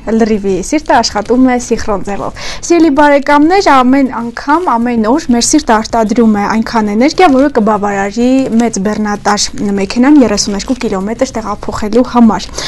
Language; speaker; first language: Armenian; native; Armenian